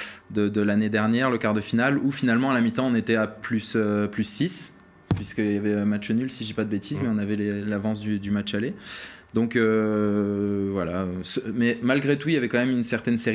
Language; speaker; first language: French; native; French